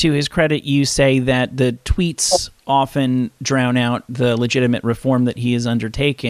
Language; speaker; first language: English; native; English